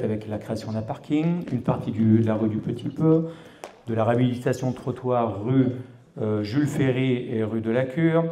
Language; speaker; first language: French; native; French